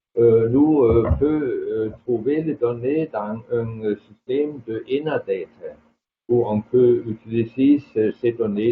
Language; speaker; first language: French; non-native, fluent; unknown